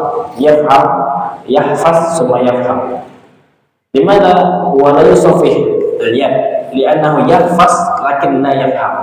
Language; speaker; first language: Arabic; non-native, fluent; Indonesian